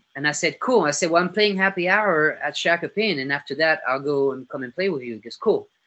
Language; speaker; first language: English; non-native, fluent; French